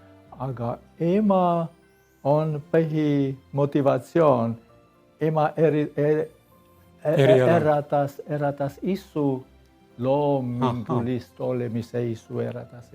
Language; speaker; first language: Estonian; non-native, learner; Armenian